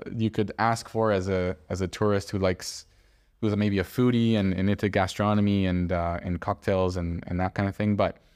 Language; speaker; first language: English; native; English